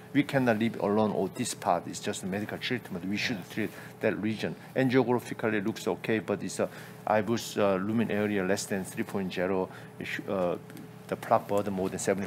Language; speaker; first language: English; non-native, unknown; Korean